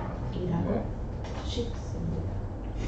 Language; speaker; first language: Korean; non-native, learner; Spanish